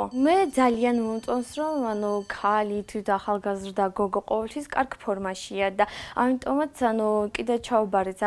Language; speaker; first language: Georgian; non-native, local second language; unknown